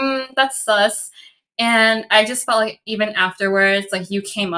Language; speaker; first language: English; early bilingual, other home language; Cantonese